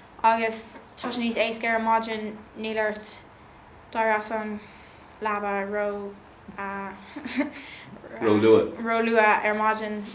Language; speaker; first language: Irish; non-native, local second language; English